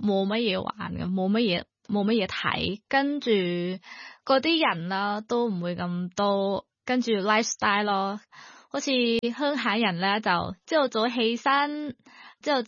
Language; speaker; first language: Cantonese; non-native, learner; Thai